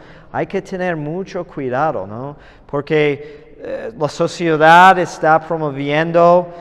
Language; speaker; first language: Spanish; non-native, fluent; English